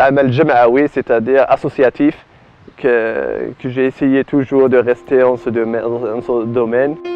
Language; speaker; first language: French; non-native, learner; Arabic